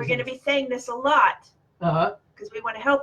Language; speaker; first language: English; native; English